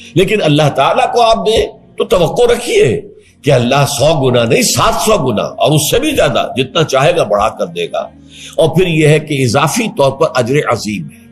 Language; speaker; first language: Urdu; native; Urdu